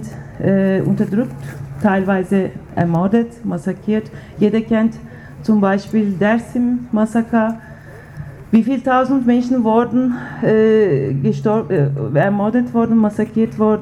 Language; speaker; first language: German; non-native, fluent; Turkish